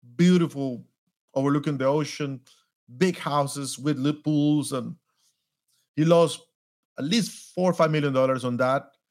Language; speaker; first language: English; non-native, fluent; Spanish